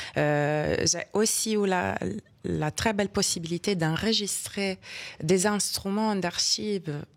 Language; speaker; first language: French; non-native, fluent; Italian